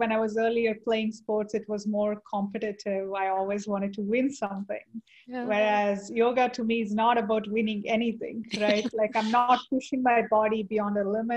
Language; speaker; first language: English; non-native, local second language; Kannada